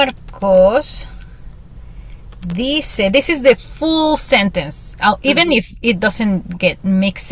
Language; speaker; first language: English; non-native, fluent; Spanish